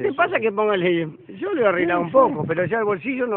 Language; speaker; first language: Spanish; native; Spanish